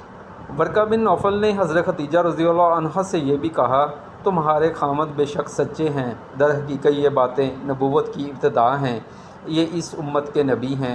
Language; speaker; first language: Urdu; native; Urdu